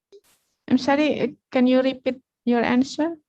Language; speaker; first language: English; non-native, learner; Indonesian